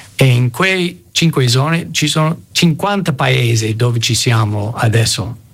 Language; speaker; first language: Italian; non-native, fluent; English